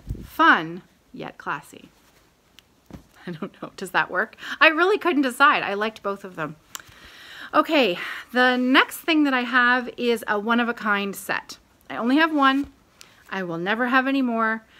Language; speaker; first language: English; native; English